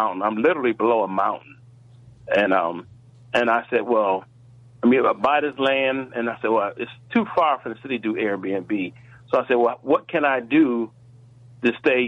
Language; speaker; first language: English; native; English